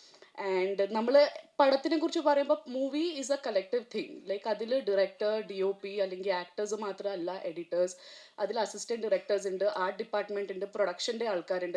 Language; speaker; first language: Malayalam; early bilingual, heritage; Malayalam